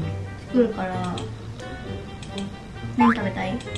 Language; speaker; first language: Vietnamese; non-native, learner; Japanese